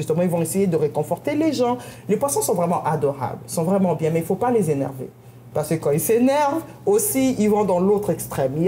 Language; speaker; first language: French; native; French